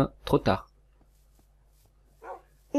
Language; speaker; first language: French; native; French